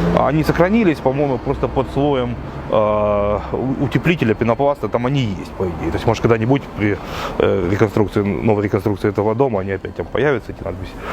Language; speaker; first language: Russian; native; Russian